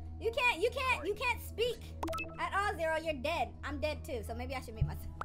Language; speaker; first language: English; native; English